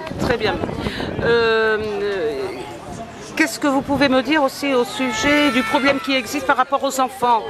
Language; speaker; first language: French; native; French